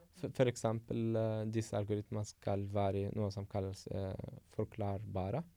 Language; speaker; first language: Norwegian; non-native, fluent; Arabic